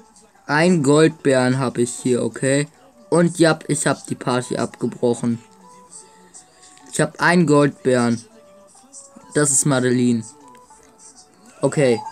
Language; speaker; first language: German; native; German